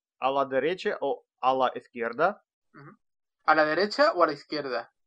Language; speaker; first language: Spanish; non-native, fluent; Russian